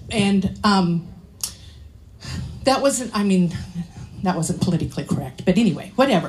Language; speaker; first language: English; native; English